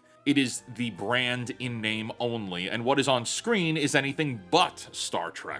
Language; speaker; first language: English; native; English